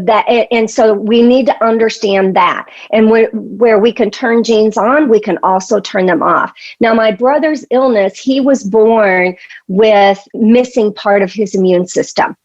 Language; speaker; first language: English; native; English